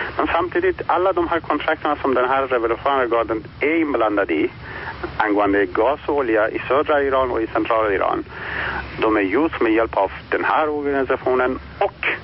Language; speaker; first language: Swedish; non-native, fluent; Persian